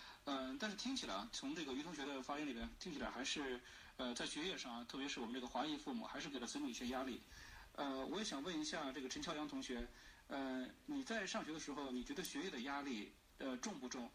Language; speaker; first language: Chinese; native; Chinese